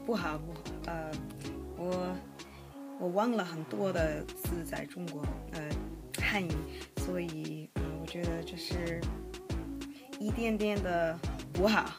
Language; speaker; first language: Chinese; non-native, learner; English